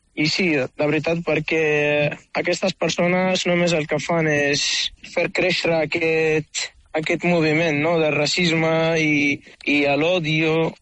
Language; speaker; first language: Catalan; non-native, fluent; Arabic